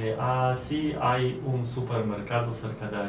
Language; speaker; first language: Spanish; non-native, learner; Polish